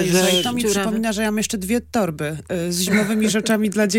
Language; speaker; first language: Polish; native; Polish